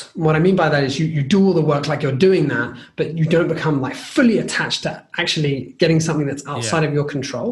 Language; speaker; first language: English; native; English